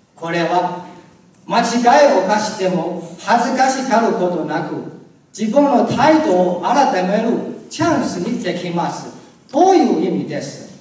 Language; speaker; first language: Japanese; non-native, learner; Chinese